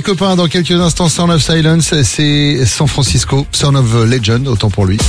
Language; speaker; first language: French; native; French